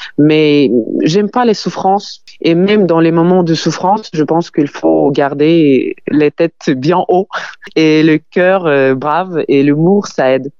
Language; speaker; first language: French; non-native, fluent; Ukrainian